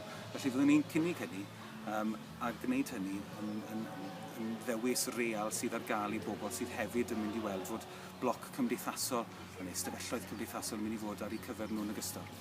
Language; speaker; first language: Welsh; native; Welsh